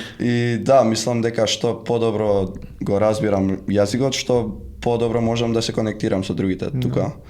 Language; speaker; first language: Macedonian; early bilingual, other home language; English